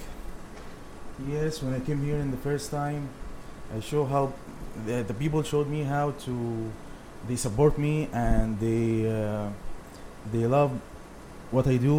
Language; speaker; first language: English; non-native, learner; Arabic